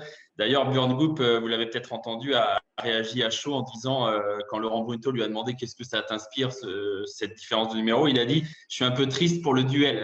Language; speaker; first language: French; native; French